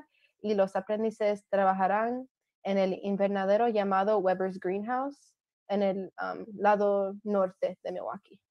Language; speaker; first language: Spanish; early bilingual, other home language; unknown